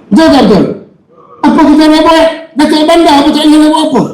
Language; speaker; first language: Malay; native; Malay